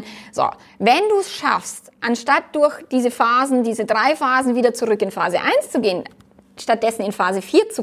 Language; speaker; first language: German; native; German